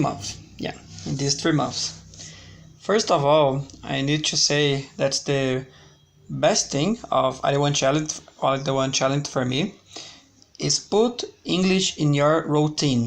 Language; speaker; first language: English; non-native, learner; Portuguese